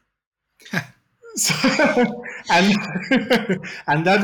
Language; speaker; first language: English; non-native, fluent; Spanish